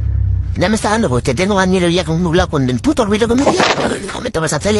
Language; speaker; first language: Spanish; native; Spanish